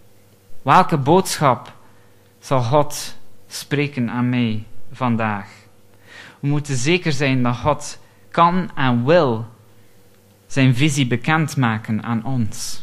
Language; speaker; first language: Dutch; non-native, fluent; English